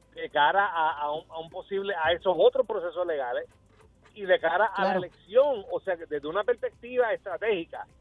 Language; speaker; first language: Spanish; early bilingual, heritage; Spanish